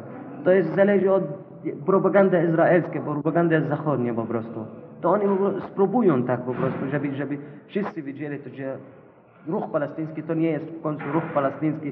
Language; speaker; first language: Polish; non-native, learner; Arabic